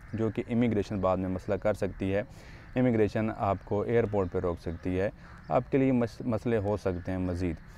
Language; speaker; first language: Urdu; non-native, local second language; Punjabi